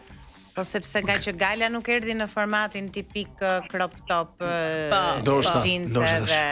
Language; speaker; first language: Albanian; native; Albanian